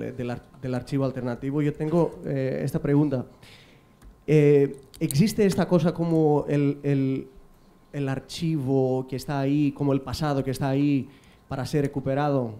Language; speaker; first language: Spanish; non-native, fluent; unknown